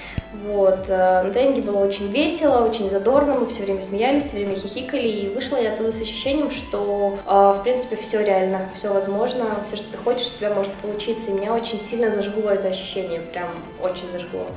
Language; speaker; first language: Russian; native; Russian